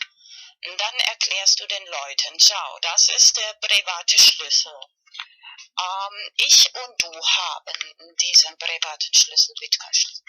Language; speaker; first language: German; non-native, fluent; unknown